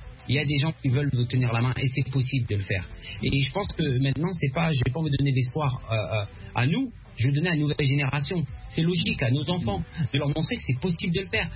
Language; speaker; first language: French; native; French